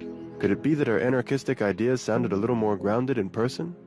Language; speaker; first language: English; non-native, fluent; Hebrew